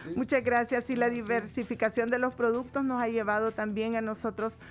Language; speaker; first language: Spanish; native; Spanish